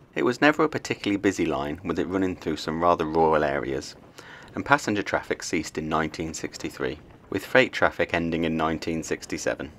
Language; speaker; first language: English; native; English